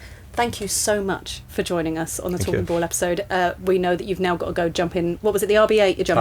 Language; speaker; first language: English; native; English